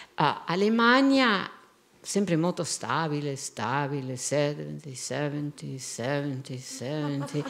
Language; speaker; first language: Italian; non-native, fluent; Spanish